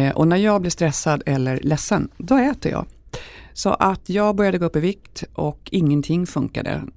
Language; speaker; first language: Swedish; native; Swedish